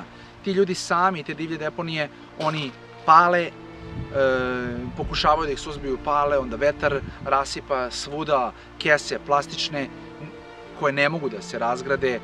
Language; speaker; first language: Serbian; native; Serbian